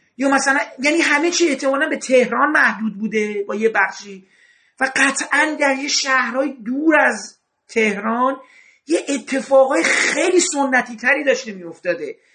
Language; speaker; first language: Persian; native; Persian